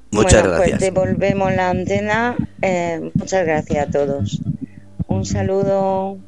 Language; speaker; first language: Spanish; non-native, fluent; French